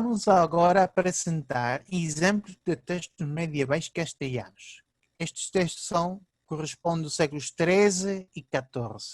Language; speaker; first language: Portuguese; early bilingual, heritage; Portuguese